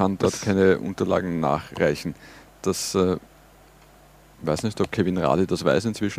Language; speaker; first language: German; native; German